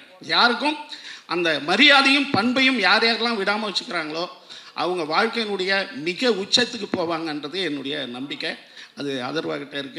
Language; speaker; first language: Tamil; native; Tamil